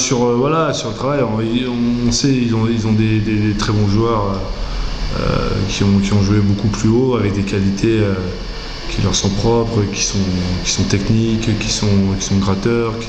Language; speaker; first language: French; native; French